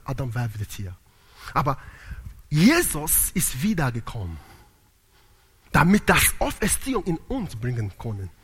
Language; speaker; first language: German; non-native, learner; Italian